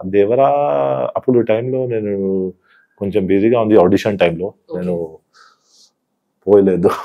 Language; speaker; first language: Telugu; non-native, local second language; Hindi